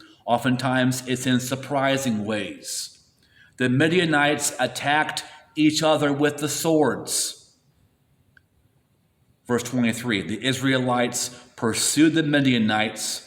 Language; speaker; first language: English; native; English